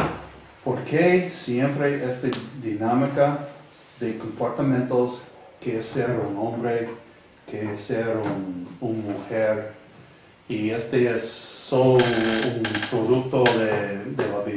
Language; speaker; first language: Spanish; non-native, fluent; English